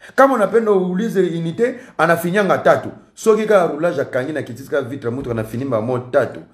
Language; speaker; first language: French; non-native, local second language; Lingala